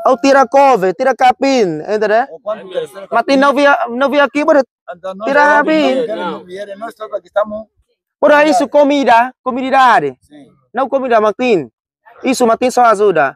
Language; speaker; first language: Portuguese; non-native, learner; Vietnamese